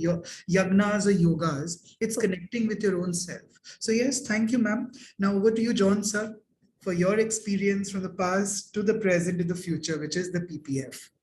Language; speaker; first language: English; non-native, local second language; Hindi